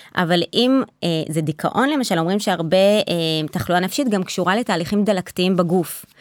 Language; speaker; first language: Hebrew; native; Hebrew